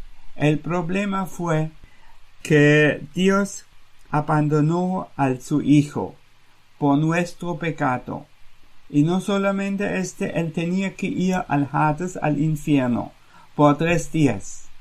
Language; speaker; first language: Spanish; non-native, fluent; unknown